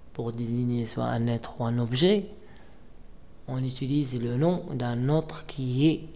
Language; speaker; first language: French; non-native, local second language; Arabic